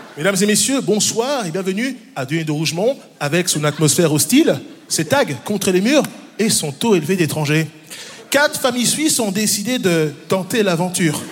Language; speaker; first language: French; early bilingual, other home language; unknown